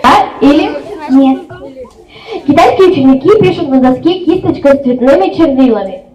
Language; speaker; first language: Russian; native; Russian